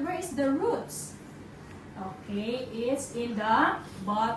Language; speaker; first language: English; non-native, fluent; Filipino